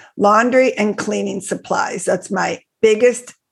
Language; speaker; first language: English; native; English